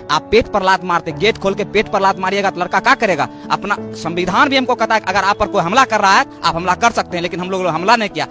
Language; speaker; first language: Hindi; native; Hindi